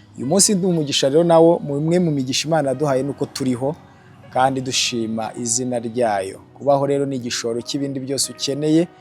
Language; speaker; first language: Kinyarwanda; native; Kinyarwanda